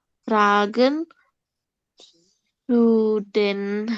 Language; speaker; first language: German; non-native, learner; Indonesian